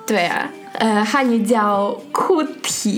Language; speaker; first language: Chinese; non-native, fluent; Russian